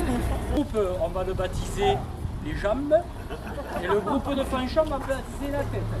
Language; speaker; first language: French; native; French